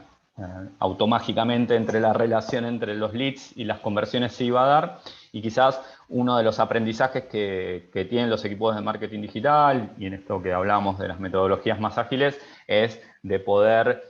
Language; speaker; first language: Spanish; native; Spanish